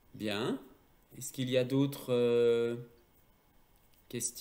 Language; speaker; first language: French; native; French